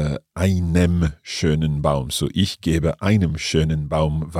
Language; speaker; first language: German; non-native, learner; English